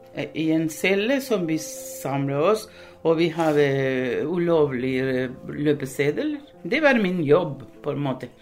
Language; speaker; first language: Norwegian; non-native, fluent; Spanish